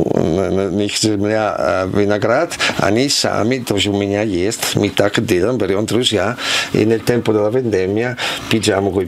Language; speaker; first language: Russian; non-native, learner; Italian